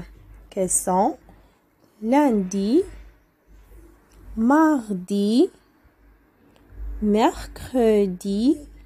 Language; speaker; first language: French; non-native, local second language; Arabic